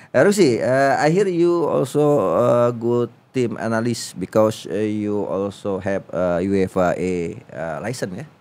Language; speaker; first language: English; non-native, learner; Indonesian